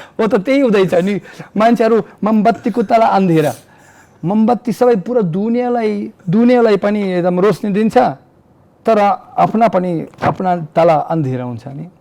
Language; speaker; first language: Nepali; non-native, fluent; Russian